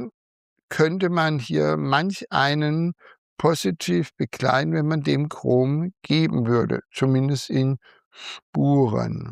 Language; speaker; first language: German; native; German